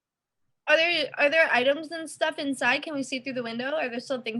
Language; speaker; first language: English; native; English